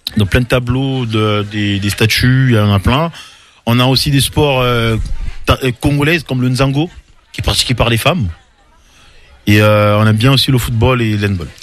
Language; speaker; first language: French; non-native, local second language; Lingala